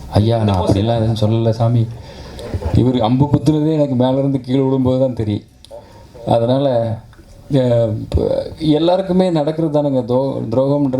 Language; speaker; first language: Tamil; native; Tamil